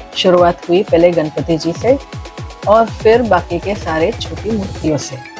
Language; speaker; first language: Hindi; non-native, local second language; Marathi